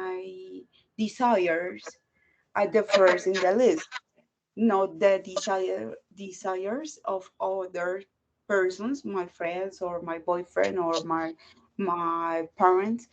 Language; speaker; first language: English; non-native, learner; Spanish